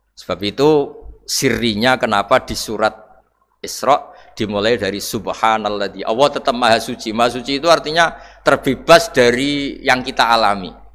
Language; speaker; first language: Indonesian; non-native, local second language; Javanese